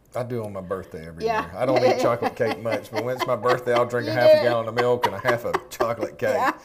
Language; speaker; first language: English; native; English